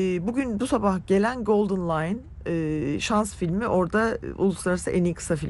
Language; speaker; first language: Turkish; native; Turkish